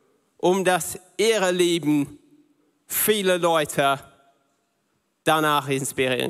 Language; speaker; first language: German; non-native, learner; English